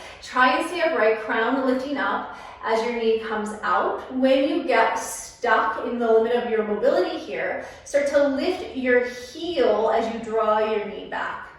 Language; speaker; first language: English; native; English